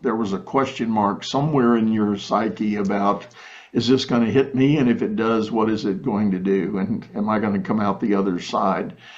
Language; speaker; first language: English; native; English